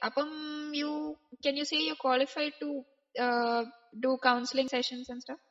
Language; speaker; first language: English; non-native, local second language; Malayalam